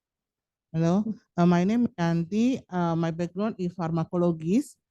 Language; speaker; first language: English; non-native, learner; Indonesian